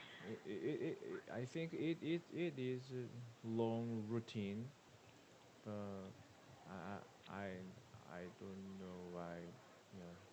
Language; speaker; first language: English; non-native, learner; Korean